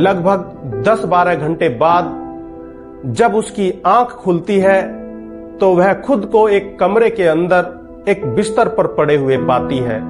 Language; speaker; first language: Hindi; native; Hindi